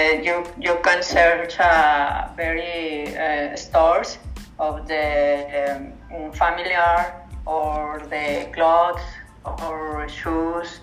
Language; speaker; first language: English; non-native, learner; Spanish